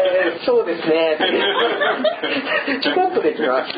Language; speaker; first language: Japanese; non-native, fluent; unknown